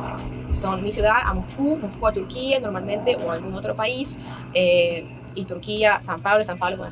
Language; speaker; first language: Spanish; non-native, fluent; Russian